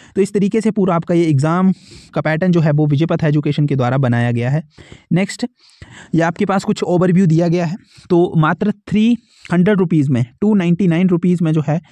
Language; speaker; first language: Hindi; native; Hindi